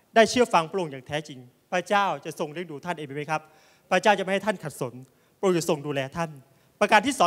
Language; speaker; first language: Thai; native; Thai